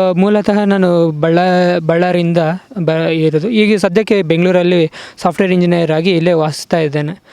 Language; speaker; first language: Kannada; native; Kannada